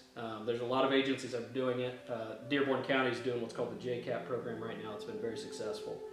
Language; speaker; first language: English; native; English